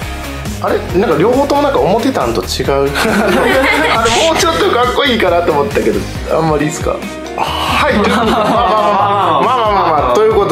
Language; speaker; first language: Japanese; native; Japanese